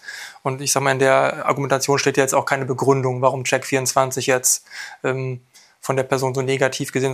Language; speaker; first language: German; native; German